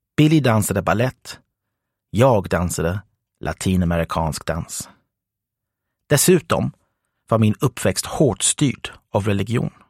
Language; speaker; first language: Swedish; non-native, fluent; English